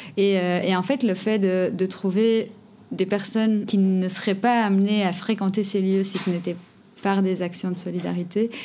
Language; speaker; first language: French; non-native, fluent; Portuguese